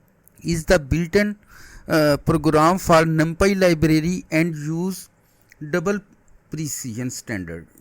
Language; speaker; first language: English; non-native, learner; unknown